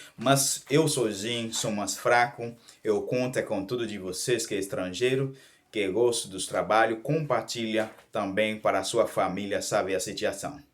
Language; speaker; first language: Portuguese; non-native, learner; Haitian Creole